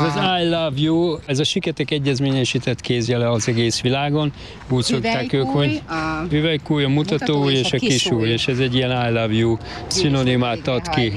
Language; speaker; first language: Hungarian; native; Hungarian